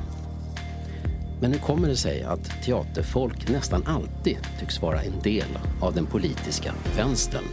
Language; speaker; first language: Swedish; native; Swedish